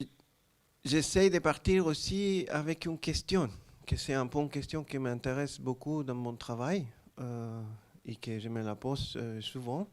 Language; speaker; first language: French; non-native, fluent; Spanish